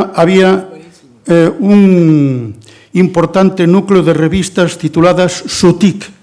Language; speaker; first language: Spanish; non-native, local second language; Galician